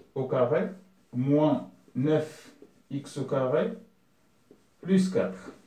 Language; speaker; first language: French; non-native, local second language; Arabic